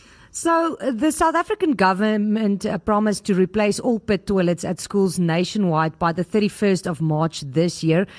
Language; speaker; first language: English; non-native, local second language; Afrikaans